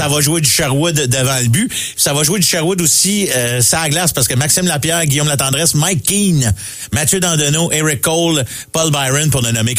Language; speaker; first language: French; native; French